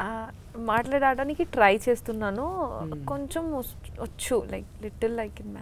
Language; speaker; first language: Telugu; non-native, learner; Bangla